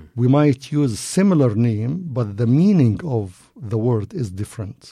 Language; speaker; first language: English; non-native, fluent; Arabic